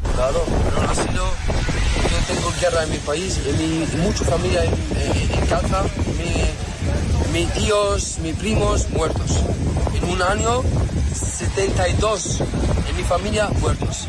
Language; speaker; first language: Spanish; non-native, learner; Arabic